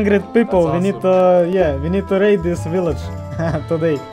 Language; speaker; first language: English; non-native, learner; Russian